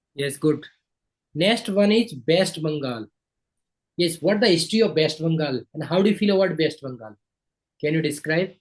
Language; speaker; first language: English; non-native, local second language; Hindi